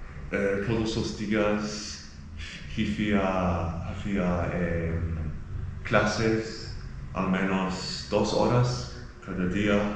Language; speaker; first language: Spanish; non-native, learner; English